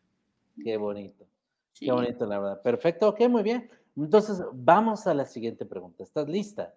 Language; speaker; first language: Spanish; native; Spanish